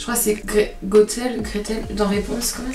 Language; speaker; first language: French; native; French